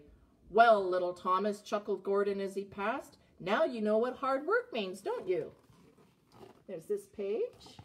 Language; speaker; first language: English; native; English